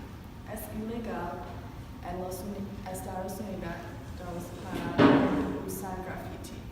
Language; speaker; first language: Spanish; non-native, learner; English